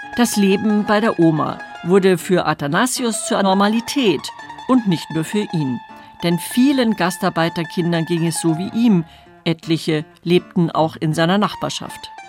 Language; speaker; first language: German; native; German